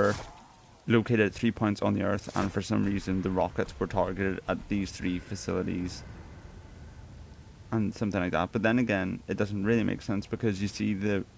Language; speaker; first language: English; native; English